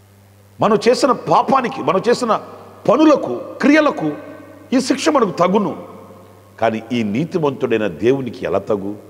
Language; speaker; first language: Telugu; native; Telugu